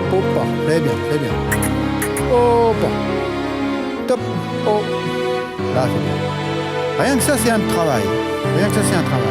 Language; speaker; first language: French; native; French